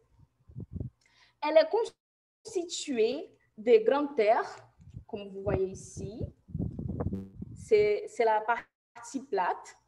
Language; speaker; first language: French; non-native, fluent; Portuguese